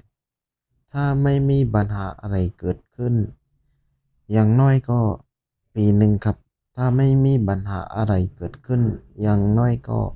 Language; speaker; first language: Thai; non-native, fluent; Burmese